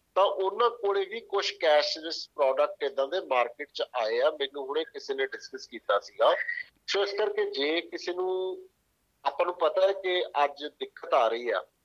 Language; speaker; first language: Punjabi; native; Punjabi